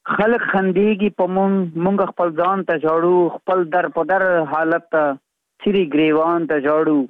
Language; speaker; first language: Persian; non-native, local second language; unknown